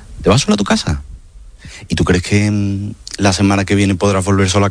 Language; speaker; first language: Spanish; native; Spanish